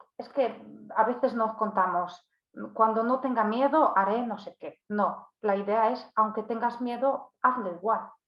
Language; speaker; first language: Spanish; non-native, fluent; Polish